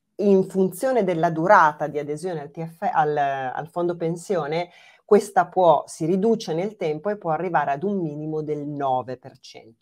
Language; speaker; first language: Italian; native; Italian